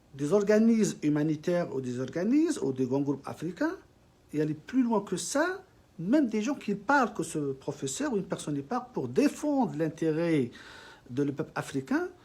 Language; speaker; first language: French; non-native, local second language; Arabic